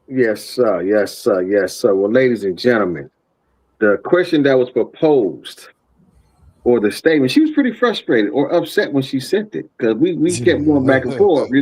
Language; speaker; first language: English; native; English